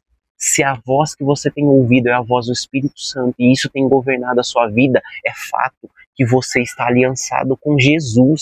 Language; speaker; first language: Portuguese; native; Portuguese